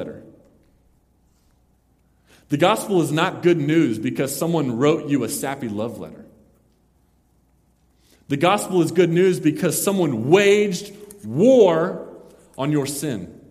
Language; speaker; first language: English; native; English